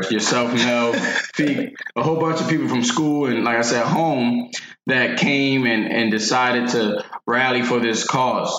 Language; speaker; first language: English; native; English